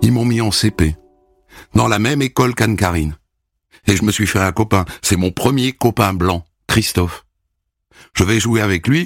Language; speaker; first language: French; native; French